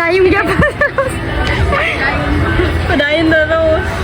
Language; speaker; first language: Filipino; non-native, local second language; Cebuano